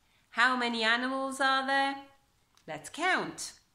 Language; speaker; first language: English; non-native, fluent; Italian